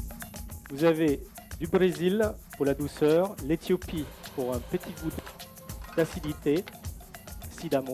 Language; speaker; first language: French; non-native, fluent; German